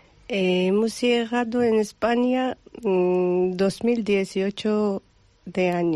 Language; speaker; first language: Spanish; non-native, learner; Georgian